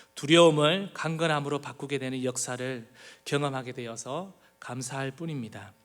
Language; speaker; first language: Korean; native; Korean